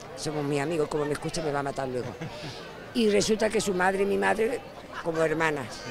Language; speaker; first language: Spanish; native; Spanish